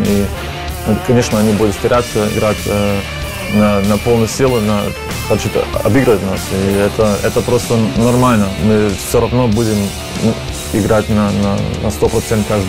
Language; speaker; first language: Russian; non-native, fluent; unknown